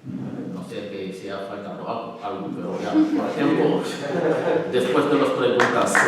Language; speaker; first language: Spanish; non-native, learner; Wolof